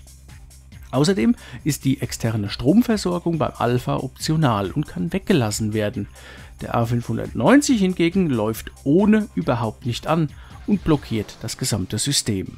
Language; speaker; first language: German; native; German